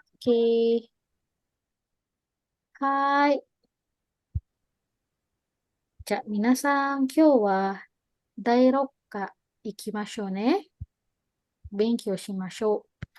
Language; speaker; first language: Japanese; non-native, fluent; Indonesian